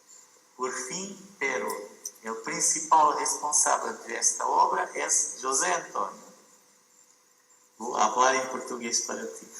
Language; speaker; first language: Portuguese; non-native, fluent; Spanish